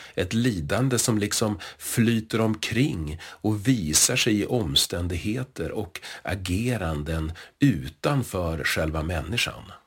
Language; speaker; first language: Swedish; native; Swedish